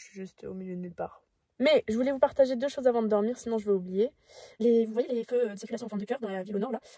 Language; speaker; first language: French; native; French